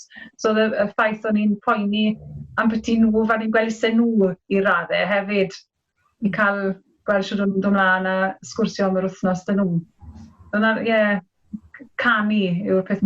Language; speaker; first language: Welsh; native; Welsh